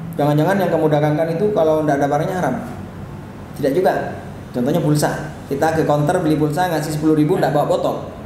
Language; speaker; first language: Indonesian; non-native, local second language; Madurese